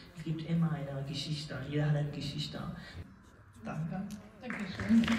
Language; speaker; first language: German; non-native, learner; Persian